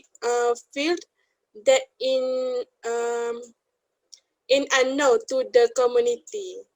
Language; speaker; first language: English; non-native, local second language; Malay